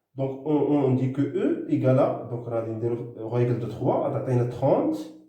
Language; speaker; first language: French; non-native, local second language; Arabic